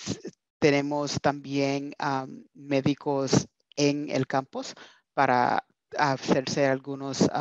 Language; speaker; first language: Spanish; early bilingual, heritage; Spanish